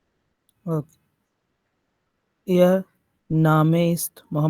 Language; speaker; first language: German; non-native, learner; Urdu